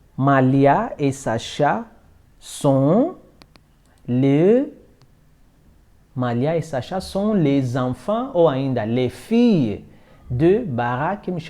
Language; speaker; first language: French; non-native, fluent; Portuguese